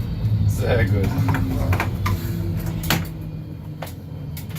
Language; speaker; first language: German; non-native, learner; English